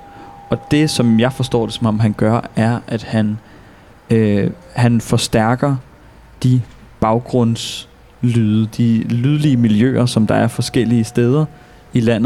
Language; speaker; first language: Danish; native; Danish